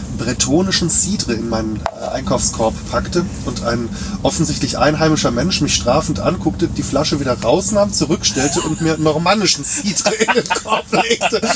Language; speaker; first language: German; native; German